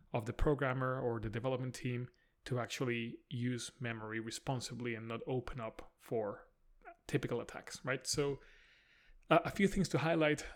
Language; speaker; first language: English; non-native, fluent; Spanish